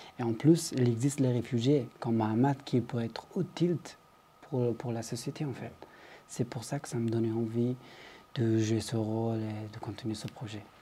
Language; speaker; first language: French; non-native, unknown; Persian